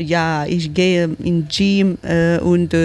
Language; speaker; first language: German; non-native, learner; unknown